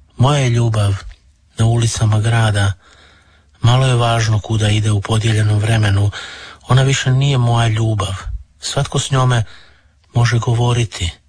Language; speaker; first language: Serbian; native; Serbian